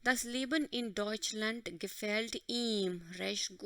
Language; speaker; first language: German; non-native, fluent; Hindi